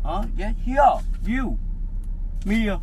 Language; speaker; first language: English; non-native, learner; Vietnamese